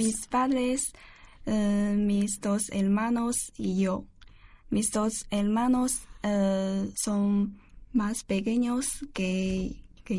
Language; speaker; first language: Spanish; non-native, learner; Chinese